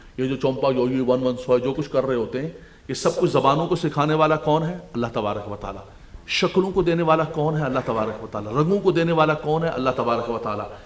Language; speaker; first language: Urdu; non-native, local second language; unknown